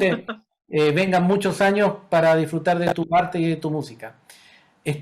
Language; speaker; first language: Spanish; native; Spanish